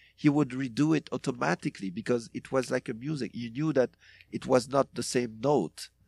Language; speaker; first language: English; non-native, fluent; French